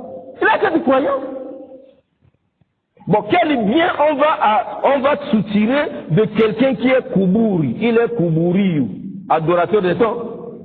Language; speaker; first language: French; non-native, local second language; Lingala